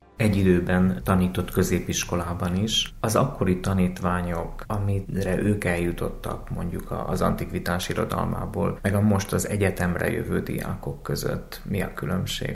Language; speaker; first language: Hungarian; native; Hungarian